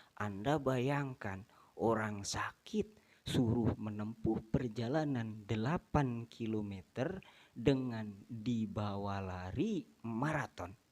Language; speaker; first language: Indonesian; non-native, local second language; Sundanese